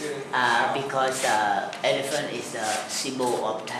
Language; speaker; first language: English; non-native, learner; Thai